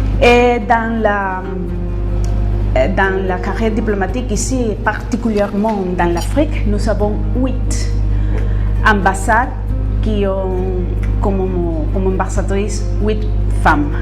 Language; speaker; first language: French; non-native, fluent; Spanish